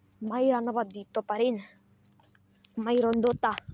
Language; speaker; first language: Filipino; non-native, learner; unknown